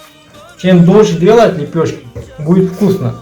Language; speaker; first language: Russian; non-native, learner; Uzbek